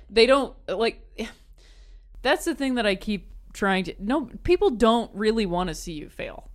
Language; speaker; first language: English; native; English